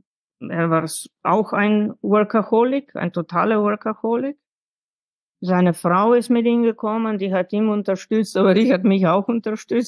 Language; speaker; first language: German; non-native, fluent; Slovenian